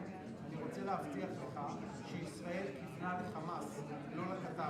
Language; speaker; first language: Hebrew; native; Hebrew